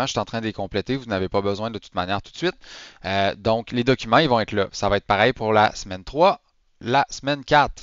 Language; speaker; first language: French; native; French